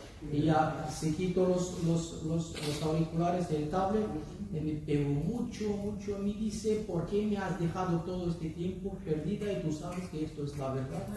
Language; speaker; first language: Spanish; non-native, learner; Arabic